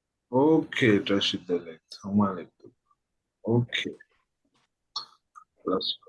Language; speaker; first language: English; non-native, fluent; Tibetan